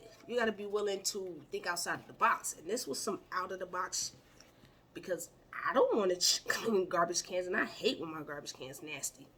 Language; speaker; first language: English; native; English